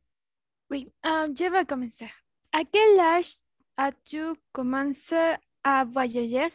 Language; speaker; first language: French; non-native, learner; Spanish